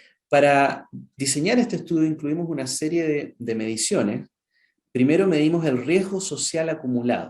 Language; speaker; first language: Spanish; native; Spanish